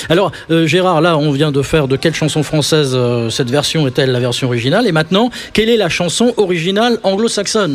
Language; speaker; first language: French; native; French